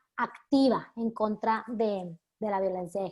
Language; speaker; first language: Spanish; native; Spanish